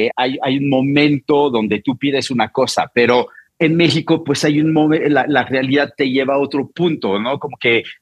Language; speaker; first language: Spanish; non-native, fluent; French